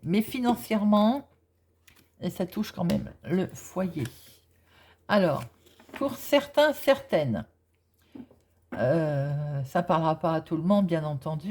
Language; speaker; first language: French; native; French